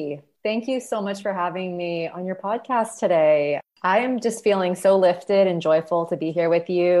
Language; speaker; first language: English; native; English